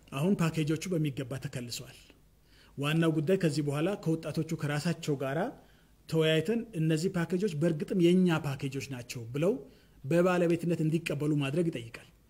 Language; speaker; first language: Amharic; non-native, local second language; Wolaytta